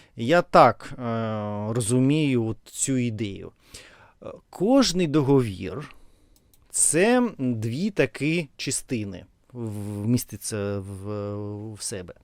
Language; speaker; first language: Ukrainian; non-native, learner; Russian